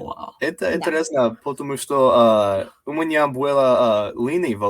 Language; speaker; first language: Russian; non-native, learner; English